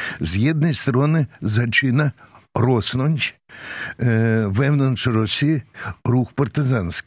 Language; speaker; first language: Polish; non-native, fluent; Russian